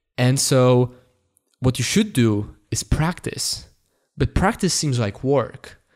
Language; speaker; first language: English; non-native, fluent; Polish